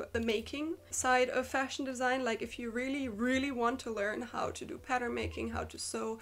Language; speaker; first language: English; non-native, fluent; German